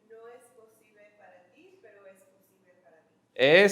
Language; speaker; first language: Spanish; non-native, learner; English